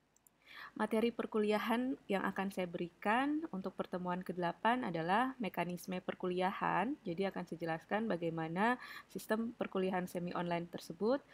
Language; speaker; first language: Indonesian; native; Indonesian